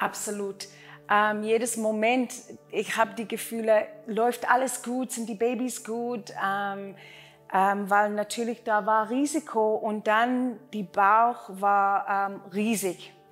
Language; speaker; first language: German; non-native, learner; Afrikaans